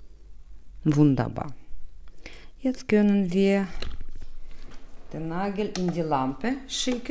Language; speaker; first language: German; non-native, learner; Russian